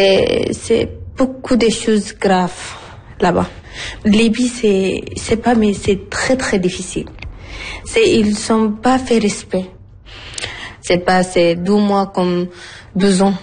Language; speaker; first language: French; non-native, learner; Arabic